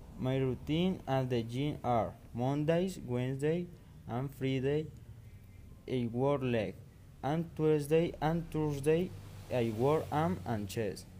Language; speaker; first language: English; non-native, learner; Spanish